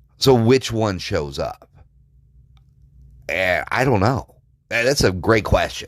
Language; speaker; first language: English; native; English